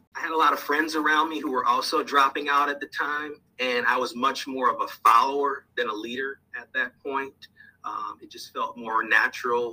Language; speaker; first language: English; native; English